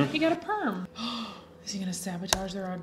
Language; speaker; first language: English; native; English